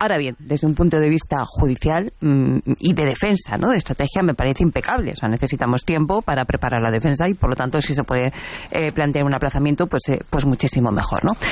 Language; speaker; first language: Spanish; native; Spanish